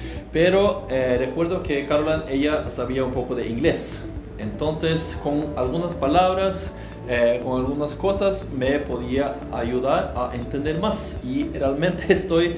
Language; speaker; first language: Spanish; non-native, fluent; Norwegian